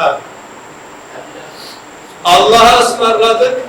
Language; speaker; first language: Turkish; non-native, learner; Urdu